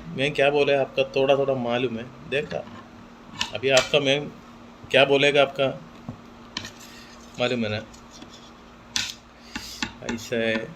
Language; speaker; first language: Hindi; non-native, local second language; Malayalam